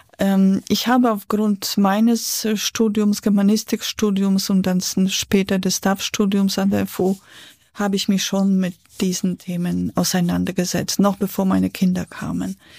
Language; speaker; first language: German; non-native, fluent; Polish